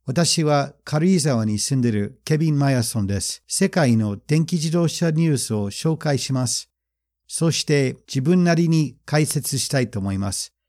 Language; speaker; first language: Japanese; non-native, fluent; English